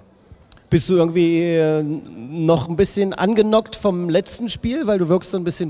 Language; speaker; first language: German; native; German